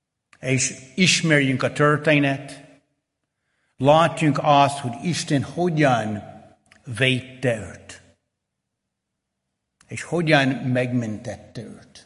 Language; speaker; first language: Hungarian; early bilingual, heritage; Hungarian